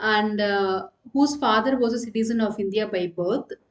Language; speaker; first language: English; non-native, local second language; Tamil